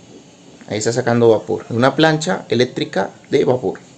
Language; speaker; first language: Spanish; native; Spanish